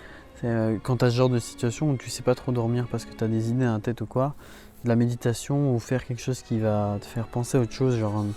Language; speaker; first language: French; native; French